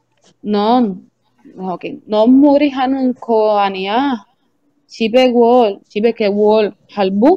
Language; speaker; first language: Spanish; native; Spanish